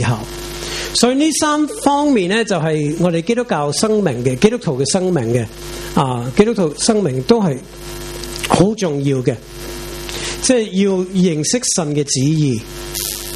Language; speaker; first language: Chinese; non-native, local second language; Cantonese